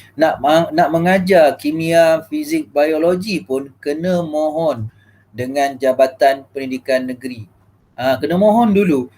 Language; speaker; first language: Malay; native; Malay